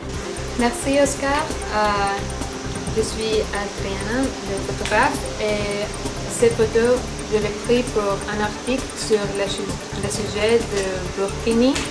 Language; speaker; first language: French; non-native, learner; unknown